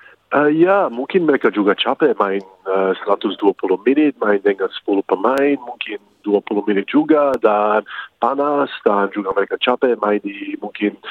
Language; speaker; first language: Indonesian; early bilingual, heritage; English